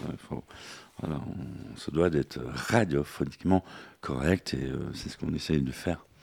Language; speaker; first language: French; native; French